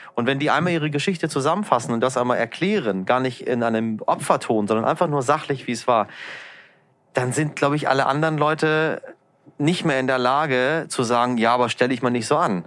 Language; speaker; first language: German; early bilingual, other home language; Persian